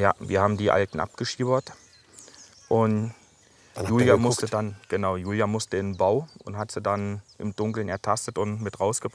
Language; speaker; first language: German; native; German